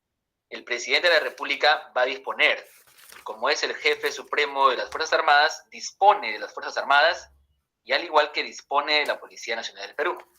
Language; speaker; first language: Spanish; native; Spanish